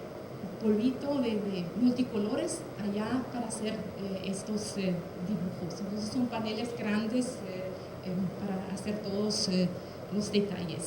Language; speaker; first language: Spanish; non-native, fluent; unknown